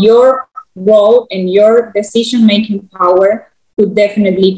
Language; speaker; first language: English; non-native, fluent; Spanish